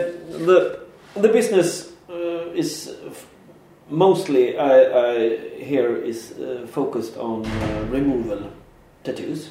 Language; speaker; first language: English; non-native, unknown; Swedish